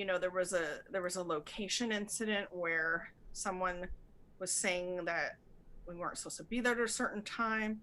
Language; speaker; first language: English; native; English